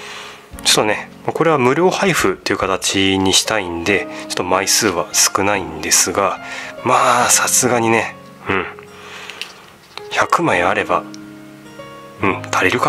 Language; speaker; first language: Japanese; native; Japanese